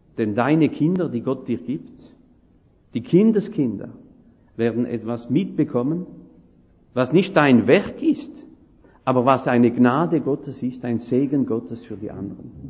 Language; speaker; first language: German; non-native, fluent; French